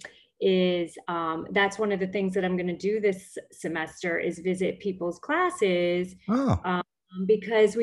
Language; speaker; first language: English; native; English